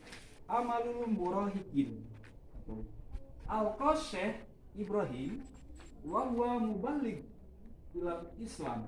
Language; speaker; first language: Arabic; non-native, fluent; Indonesian